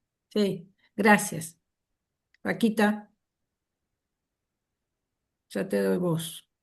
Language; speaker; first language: Spanish; native; Spanish